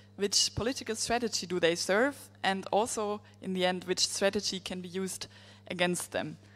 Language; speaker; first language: English; non-native, fluent; German